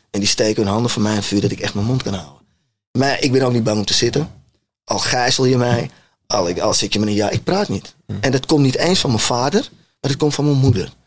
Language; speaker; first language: Dutch; native; Dutch